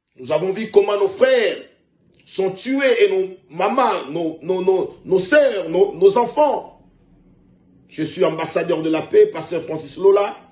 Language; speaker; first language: French; non-native, local second language; Lingala